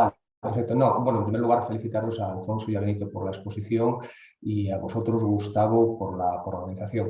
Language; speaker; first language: Spanish; native; Spanish